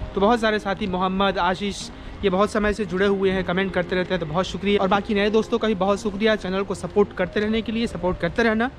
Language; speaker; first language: Hindi; native; Hindi